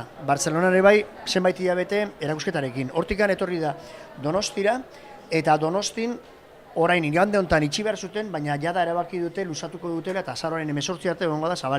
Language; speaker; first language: Basque; native; Basque